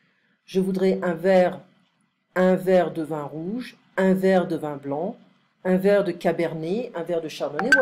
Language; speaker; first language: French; non-native, fluent; English